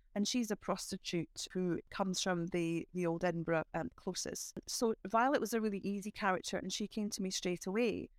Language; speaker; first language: English; native; English